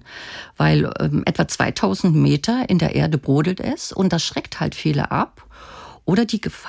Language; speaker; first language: German; native; German